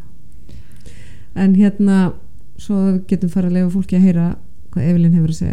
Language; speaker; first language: Icelandic; native; Icelandic